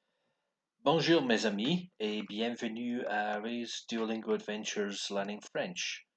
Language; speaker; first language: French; non-native, learner; English